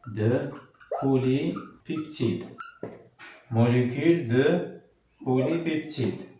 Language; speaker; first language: French; non-native, local second language; Arabic